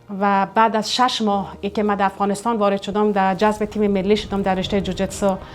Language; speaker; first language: Persian; native; Persian